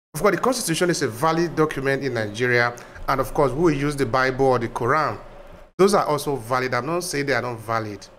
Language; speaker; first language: English; non-native, local second language; Bini